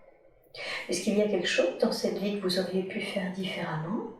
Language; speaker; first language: French; native; French